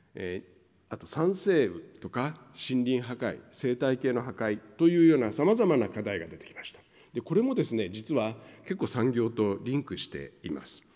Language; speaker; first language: Japanese; native; Japanese